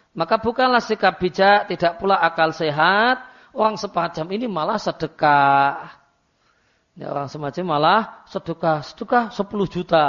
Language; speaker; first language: Indonesian; non-native, local second language; Javanese